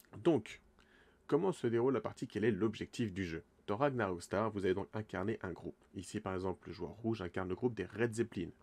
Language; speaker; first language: French; native; French